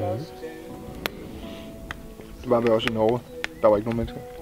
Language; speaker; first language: Danish; native; Danish